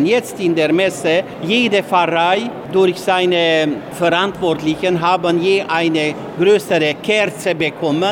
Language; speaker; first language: German; non-native, fluent; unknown